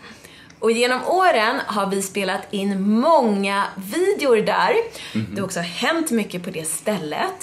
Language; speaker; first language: Swedish; native; Swedish